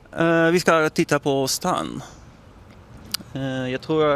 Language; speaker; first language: Swedish; non-native, learner; Dutch